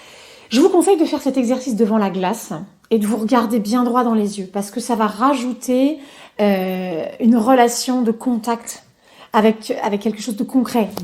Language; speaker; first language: French; native; French